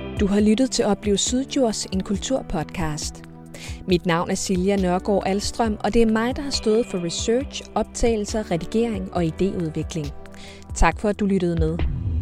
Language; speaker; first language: Danish; native; Danish